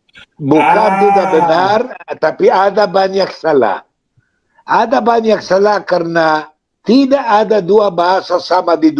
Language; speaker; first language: Indonesian; non-native, fluent; Hebrew